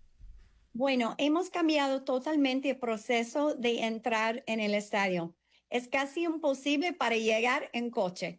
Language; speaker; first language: Spanish; non-native, fluent; English